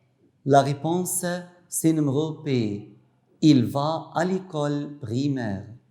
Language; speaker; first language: French; non-native, fluent; Arabic